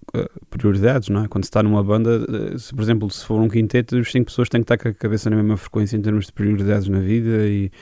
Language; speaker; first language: Portuguese; native; Portuguese